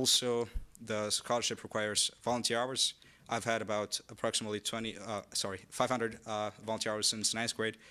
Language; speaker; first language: English; non-native, fluent; Amharic